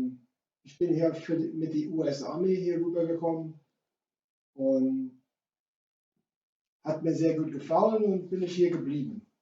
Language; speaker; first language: German; non-native, fluent; English